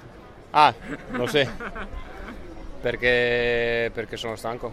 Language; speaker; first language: Italian; non-native, fluent; Lithuanian